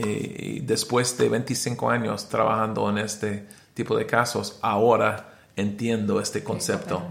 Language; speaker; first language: Spanish; non-native, learner; English